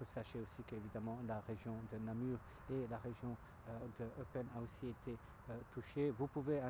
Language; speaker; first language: French; native; French